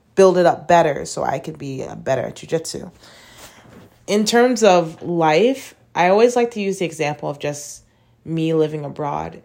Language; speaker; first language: English; native; English